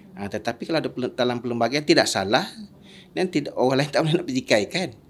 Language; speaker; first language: Malay; native; Malay